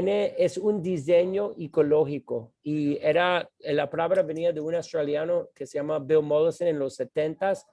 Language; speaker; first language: Spanish; non-native, fluent; English